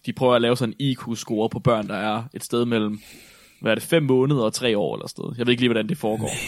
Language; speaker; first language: Danish; native; Danish